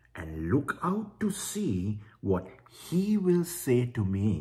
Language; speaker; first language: English; non-native, local second language; Sinhala